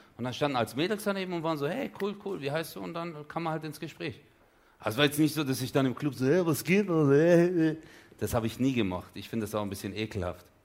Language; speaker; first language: German; early bilingual, other home language; Turkish